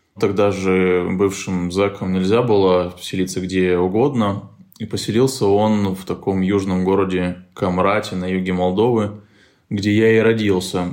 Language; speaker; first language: Russian; native; Russian